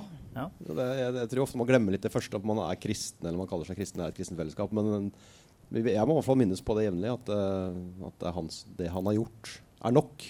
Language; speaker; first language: Norwegian; native; Norwegian